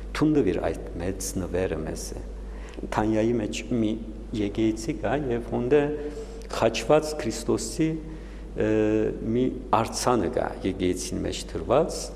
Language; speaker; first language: Armenian; native; Armenian